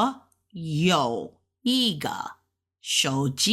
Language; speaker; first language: Chinese; non-native, learner; English